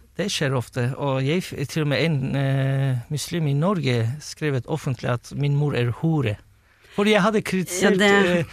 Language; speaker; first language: Norwegian; non-native, fluent; Turkish